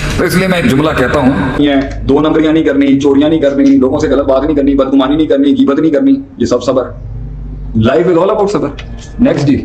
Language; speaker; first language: Urdu; non-native, local second language; Punjabi